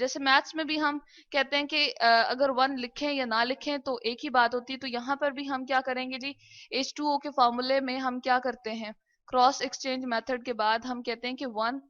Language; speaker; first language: Hindi; non-native, local second language; Punjabi